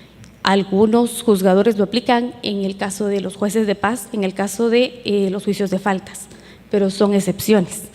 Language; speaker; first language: Spanish; native; Spanish